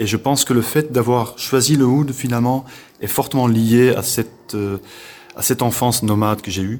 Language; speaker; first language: French; non-native, local second language; Dutch